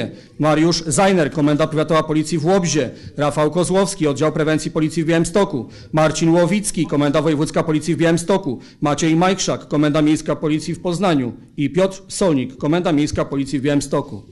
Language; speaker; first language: Polish; native; Polish